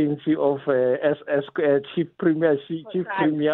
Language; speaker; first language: English; non-native, local second language; South Ndebele